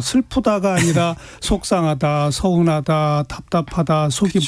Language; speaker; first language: Korean; native; Korean